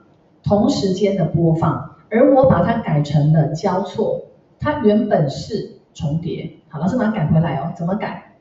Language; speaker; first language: Chinese; native; Chinese